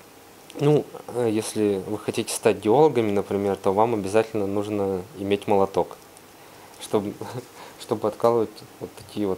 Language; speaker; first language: Russian; native; Russian